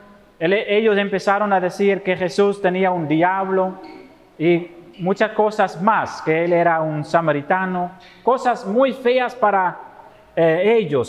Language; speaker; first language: Spanish; non-native, fluent; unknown